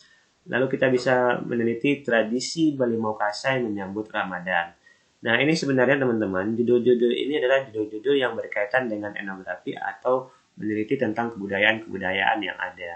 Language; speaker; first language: Indonesian; native; Indonesian